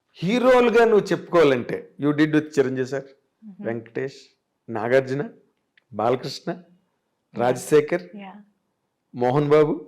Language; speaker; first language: Telugu; native; Telugu